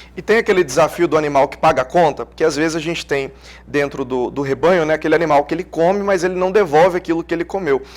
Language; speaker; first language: Portuguese; native; Portuguese